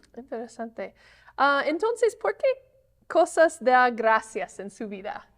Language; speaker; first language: Spanish; non-native, fluent; English